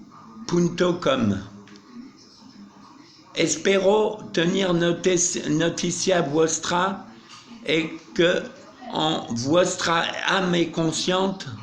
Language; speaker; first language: Spanish; non-native, learner; French